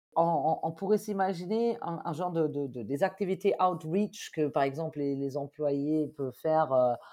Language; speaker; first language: French; non-native, fluent; German